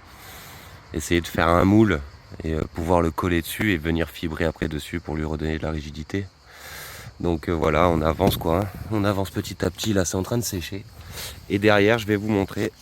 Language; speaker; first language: French; native; French